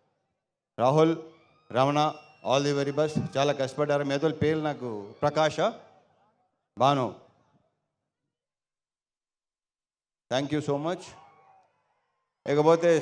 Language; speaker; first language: Telugu; native; Telugu